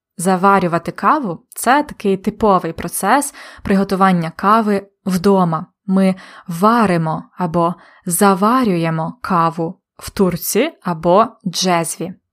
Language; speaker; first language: Ukrainian; native; Ukrainian